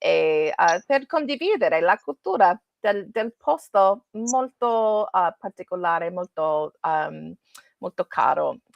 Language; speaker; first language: Italian; non-native, learner; English